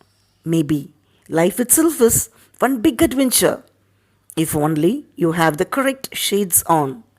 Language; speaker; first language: English; non-native, local second language; Tamil